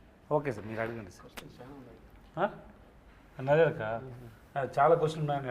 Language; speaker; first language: Telugu; non-native, learner; Tamil